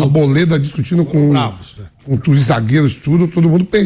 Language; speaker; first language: Portuguese; native; Portuguese